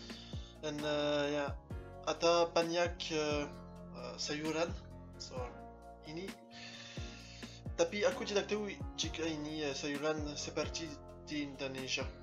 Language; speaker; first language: Indonesian; non-native, learner; French